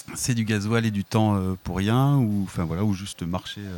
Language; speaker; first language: French; native; French